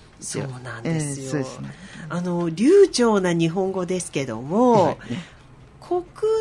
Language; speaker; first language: Japanese; native; Japanese